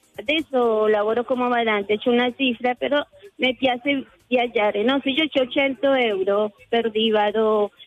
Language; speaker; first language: Italian; non-native, learner; Spanish